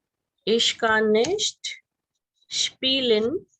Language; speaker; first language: German; non-native, fluent; Hindi